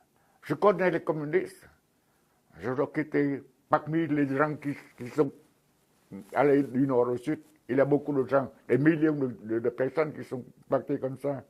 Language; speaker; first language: French; non-native, fluent; Vietnamese